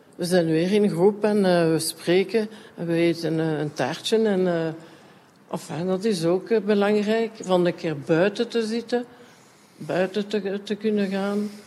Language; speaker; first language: Dutch; non-native, local second language; French